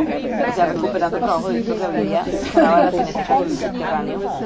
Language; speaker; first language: Spanish; native; Spanish